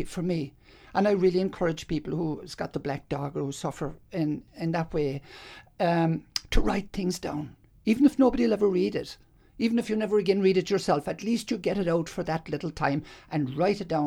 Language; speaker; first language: English; native; English